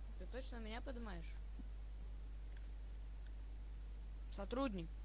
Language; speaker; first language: Russian; native; Russian